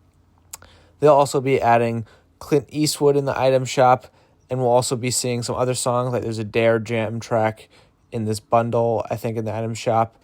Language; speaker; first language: English; native; English